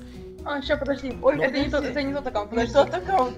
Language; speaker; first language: Russian; non-native, local second language; Kazakh